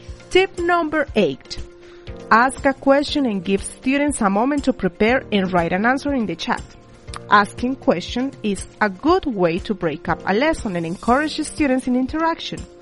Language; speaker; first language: English; non-native, fluent; Spanish